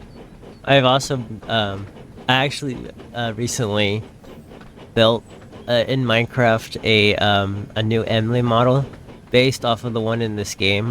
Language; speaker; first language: English; native; English